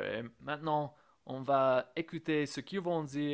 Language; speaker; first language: French; non-native, fluent; English